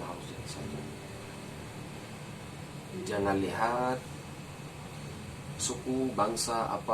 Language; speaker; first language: Indonesian; non-native, fluent; Arabic